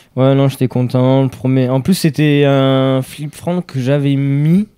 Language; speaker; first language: French; native; French